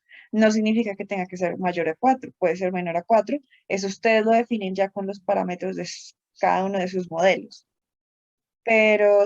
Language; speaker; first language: Spanish; native; Spanish